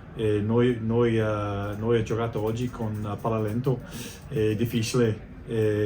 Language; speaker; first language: Italian; non-native, learner; English